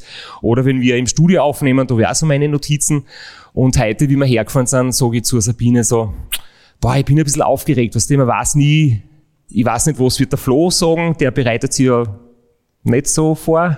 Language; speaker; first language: German; native; German